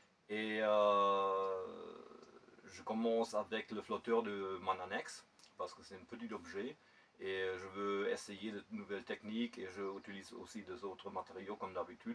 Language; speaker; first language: French; non-native, fluent; German